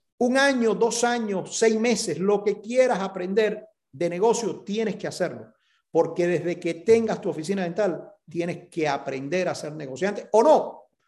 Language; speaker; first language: Spanish; native; Spanish